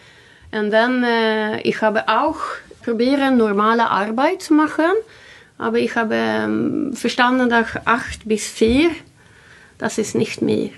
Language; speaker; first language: German; non-native, learner; Swedish